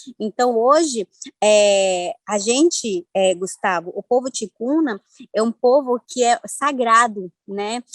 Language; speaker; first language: Portuguese; non-native, local second language; Ticuna